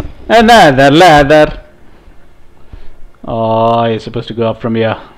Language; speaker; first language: English; non-native, local second language; Hindi